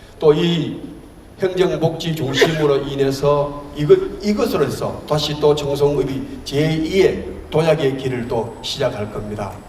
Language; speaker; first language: Korean; native; Korean